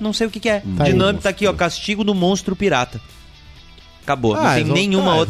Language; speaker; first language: Portuguese; native; Portuguese